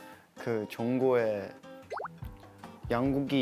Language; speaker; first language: Korean; non-native, learner; Chinese